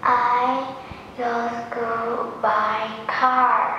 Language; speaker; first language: English; non-native, learner; Vietnamese